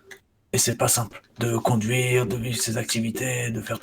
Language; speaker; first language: French; native; French